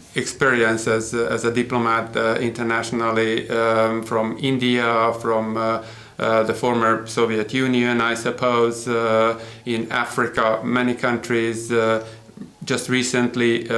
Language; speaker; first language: English; non-native, fluent; Hungarian